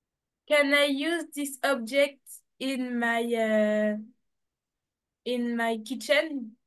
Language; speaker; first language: English; non-native, learner; French